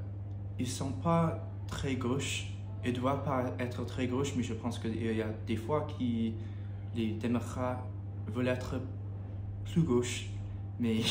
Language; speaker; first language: French; non-native, learner; English